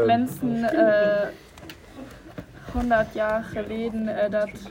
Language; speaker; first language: Dutch; non-native, learner; German